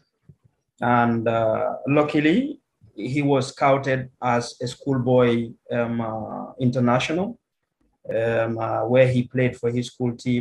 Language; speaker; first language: English; non-native, local second language; Wolof